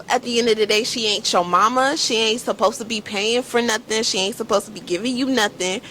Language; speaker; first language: English; native; English